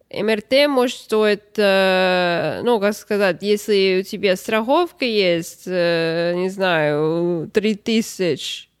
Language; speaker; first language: Russian; early bilingual, heritage; Russian